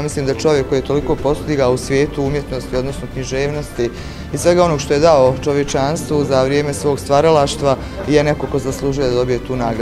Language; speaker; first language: Serbian; native; Serbian